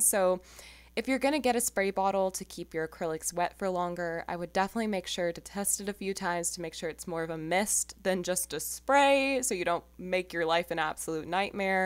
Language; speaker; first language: English; native; English